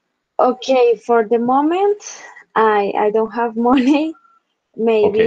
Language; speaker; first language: English; non-native, learner; Spanish